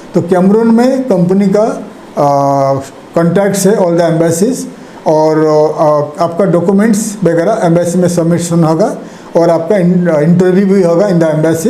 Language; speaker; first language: Hindi; non-native, local second language; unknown